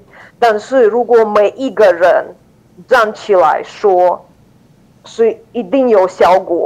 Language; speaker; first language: Chinese; non-native, fluent; Ukrainian